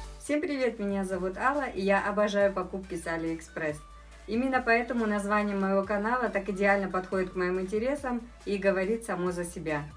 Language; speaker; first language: Russian; native; Russian